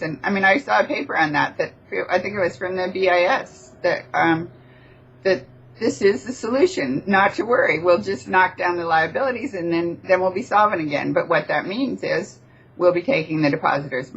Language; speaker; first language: English; native; English